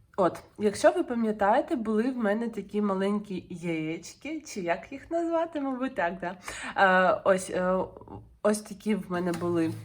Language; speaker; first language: Ukrainian; non-native, local second language; Russian